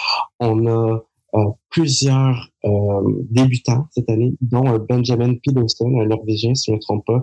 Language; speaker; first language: French; native; French